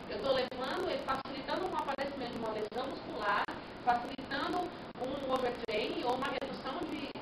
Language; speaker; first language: Portuguese; native; Portuguese